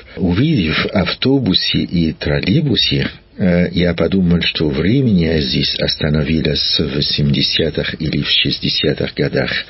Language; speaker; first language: Russian; non-native, learner; French